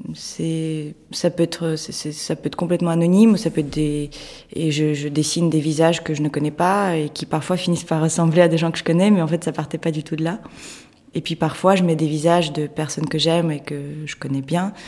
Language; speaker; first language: French; early bilingual, other home language; Russian